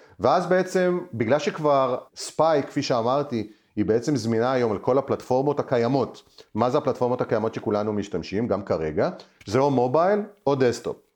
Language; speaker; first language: Hebrew; native; Hebrew